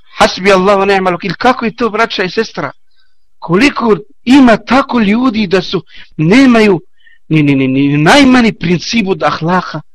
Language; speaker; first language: Bosnian; non-native, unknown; Arabic